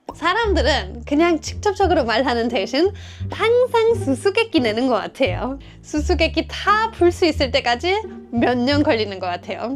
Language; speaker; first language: Korean; non-native, fluent; German